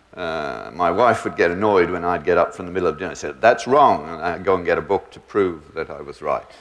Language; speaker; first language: English; native; English